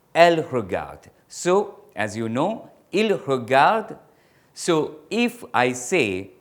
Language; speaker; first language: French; non-native, fluent; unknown